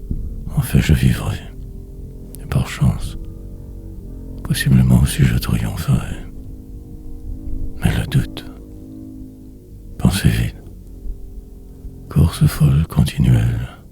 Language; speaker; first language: French; native; French